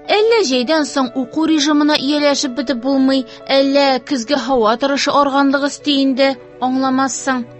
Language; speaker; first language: Tatar; native; Tatar